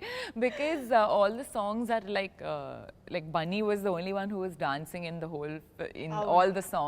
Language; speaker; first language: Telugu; non-native, learner; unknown